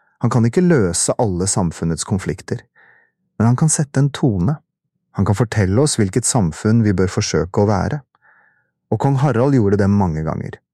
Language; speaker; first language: Norwegian; early bilingual, other home language; Urdu